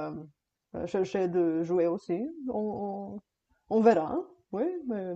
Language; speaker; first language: French; non-native, fluent; Bulgarian